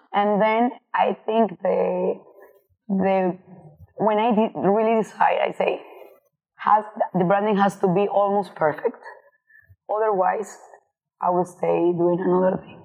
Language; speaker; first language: English; non-native, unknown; Spanish